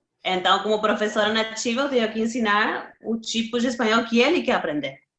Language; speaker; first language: Portuguese; non-native, fluent; Spanish